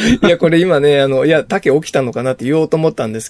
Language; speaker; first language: Japanese; native; Japanese